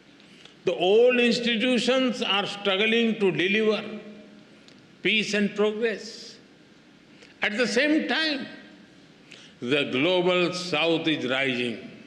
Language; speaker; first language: English; non-native, local second language; Hindi